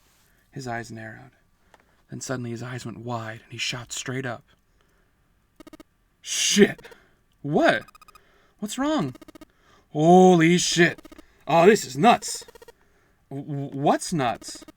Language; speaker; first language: English; native; English